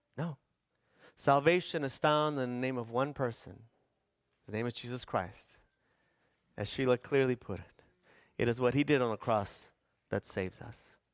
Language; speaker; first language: English; early bilingual, other home language; Spanish